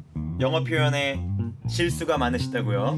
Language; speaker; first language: Korean; native; Korean